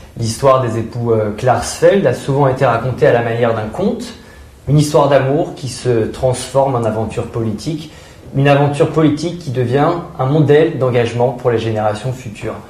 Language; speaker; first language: French; native; French